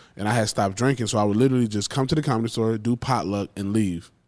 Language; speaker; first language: English; native; English